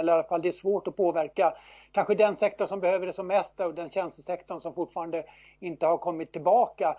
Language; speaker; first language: Swedish; native; Swedish